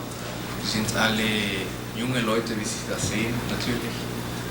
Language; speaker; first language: German; non-native, fluent; Spanish